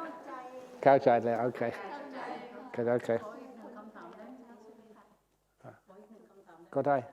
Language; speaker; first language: Thai; non-native, fluent; English